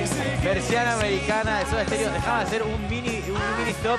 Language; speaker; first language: Spanish; native; Spanish